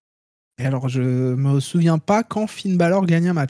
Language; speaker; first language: French; native; French